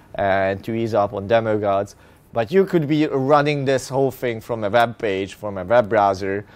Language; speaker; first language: English; non-native, fluent; Hungarian